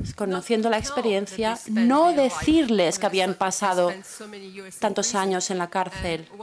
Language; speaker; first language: Spanish; non-native, fluent; Polish